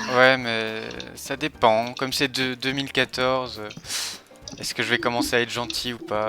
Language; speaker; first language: French; native; French